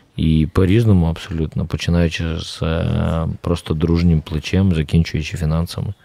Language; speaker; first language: Ukrainian; native; Ukrainian